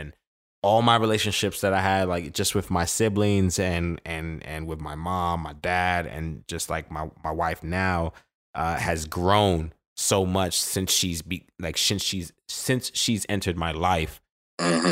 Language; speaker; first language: English; native; English